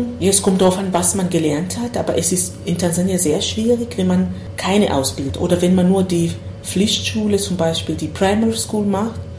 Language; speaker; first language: German; non-native, fluent; Swahili